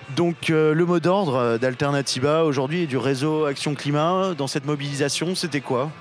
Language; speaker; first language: French; native; French